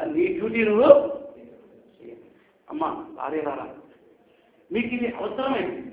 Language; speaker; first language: Telugu; native; Telugu